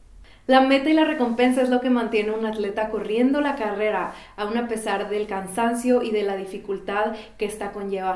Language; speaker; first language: Spanish; native; Spanish